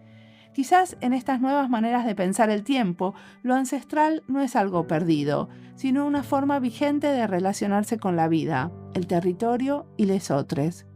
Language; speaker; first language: Spanish; native; Spanish